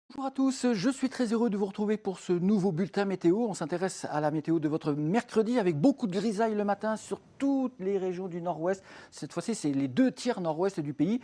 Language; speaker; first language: French; native; French